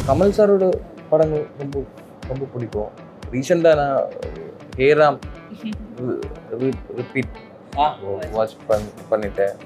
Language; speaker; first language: Tamil; non-native, learner; Malayalam